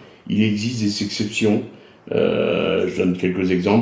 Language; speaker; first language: French; native; French